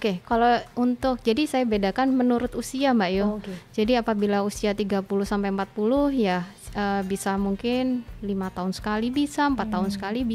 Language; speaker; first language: Indonesian; native; Indonesian